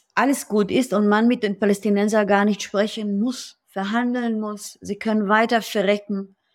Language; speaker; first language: German; non-native, fluent; Hebrew